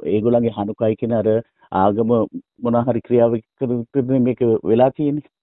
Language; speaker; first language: Sinhala; non-native, local second language; Tamil